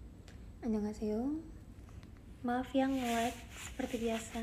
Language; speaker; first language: Indonesian; native; Indonesian